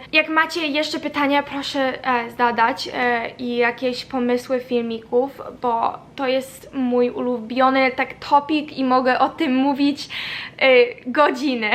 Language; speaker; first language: Polish; early bilingual, heritage; Polish